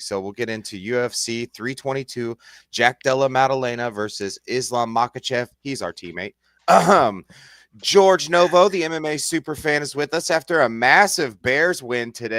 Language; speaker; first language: English; native; English